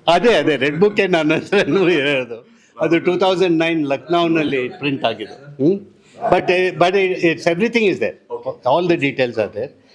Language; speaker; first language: Kannada; non-native, local second language; Telugu